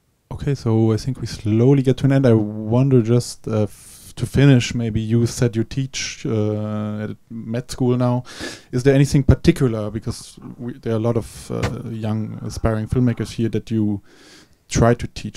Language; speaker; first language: English; non-native, fluent; German